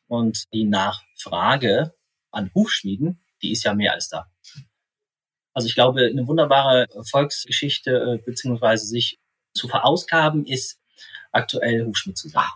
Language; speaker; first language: German; native; German